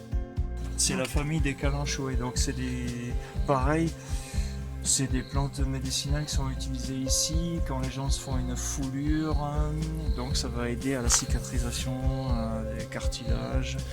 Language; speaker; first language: French; native; French